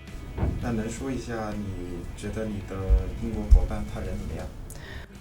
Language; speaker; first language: Chinese; non-native, fluent; English